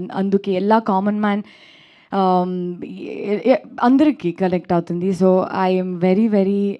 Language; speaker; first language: Telugu; non-native, learner; Kannada